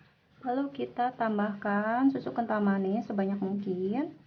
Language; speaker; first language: Indonesian; native; Indonesian